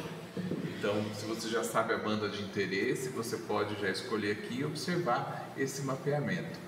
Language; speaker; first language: Portuguese; native; Portuguese